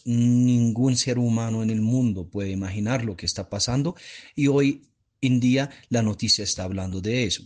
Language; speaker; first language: Spanish; non-native, fluent; Arabic